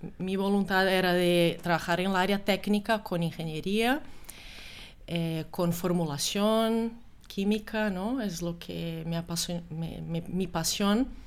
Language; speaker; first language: Spanish; non-native, fluent; Portuguese